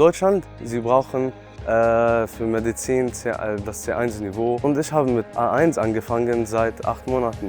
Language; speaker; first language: German; non-native, learner; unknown